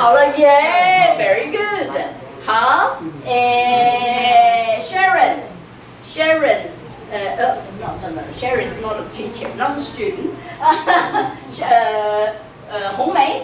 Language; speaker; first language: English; non-native, fluent; Chinese